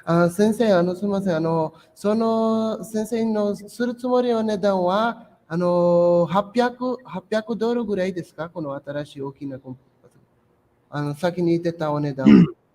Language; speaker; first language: Japanese; non-native, fluent; Portuguese